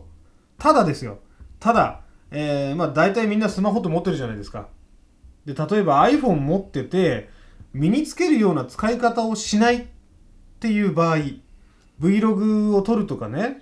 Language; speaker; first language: Japanese; native; Japanese